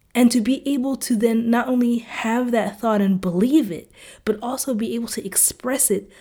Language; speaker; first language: English; early bilingual, other home language; Arabic